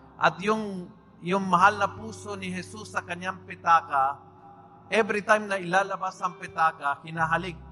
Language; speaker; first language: Filipino; non-native, fluent; Spanish